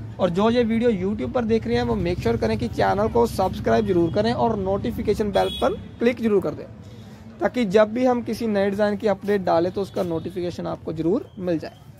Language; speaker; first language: Hindi; non-native, local second language; Punjabi